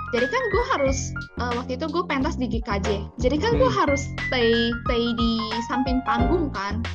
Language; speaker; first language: Indonesian; non-native, local second language; Chinese